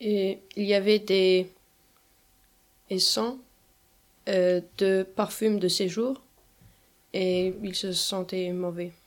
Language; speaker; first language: French; non-native, learner; Lithuanian